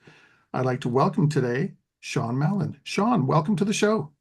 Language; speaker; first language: English; native; English